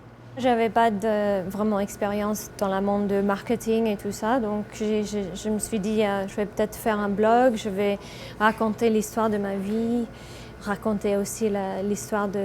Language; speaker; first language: French; non-native, fluent; English